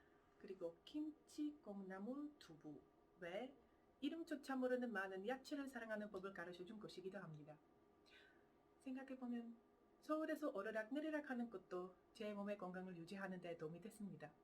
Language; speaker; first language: Korean; non-native, fluent; Czech